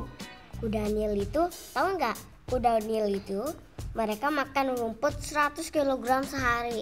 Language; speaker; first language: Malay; early bilingual, heritage; Indonesian